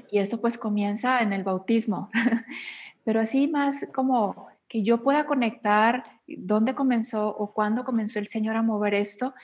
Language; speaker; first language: Spanish; native; Spanish